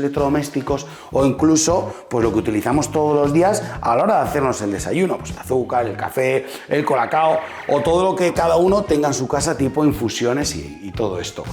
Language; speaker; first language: Spanish; native; Spanish